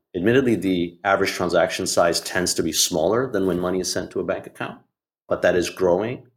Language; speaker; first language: English; non-native, local second language; Hindi